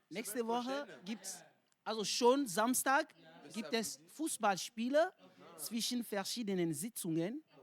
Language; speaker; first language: German; non-native, fluent; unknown